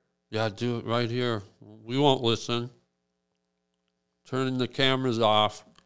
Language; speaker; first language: English; native; English